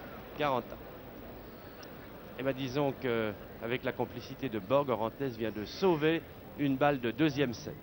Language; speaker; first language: French; native; French